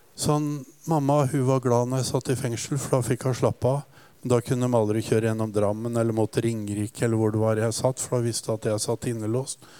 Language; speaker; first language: Norwegian; native; Norwegian